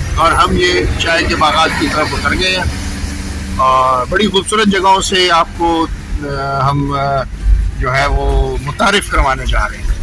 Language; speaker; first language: Urdu; native; Urdu